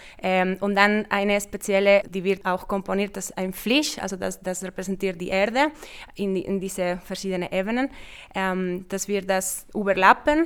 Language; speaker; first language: German; non-native, fluent; Spanish